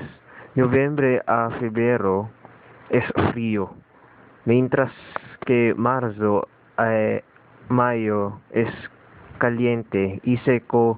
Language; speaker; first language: Spanish; non-native, learner; Filipino